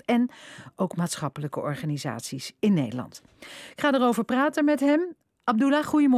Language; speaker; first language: Dutch; native; Dutch